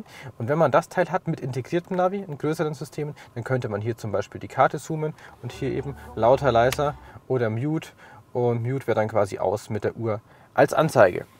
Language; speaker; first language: German; native; German